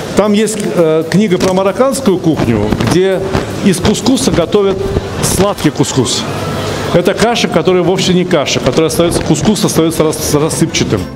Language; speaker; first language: Russian; native; Russian